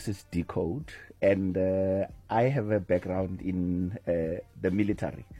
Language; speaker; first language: English; non-native, local second language; Tswana